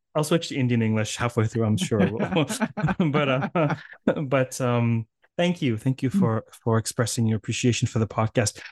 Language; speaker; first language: English; native; English